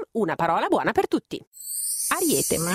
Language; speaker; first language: Italian; native; Italian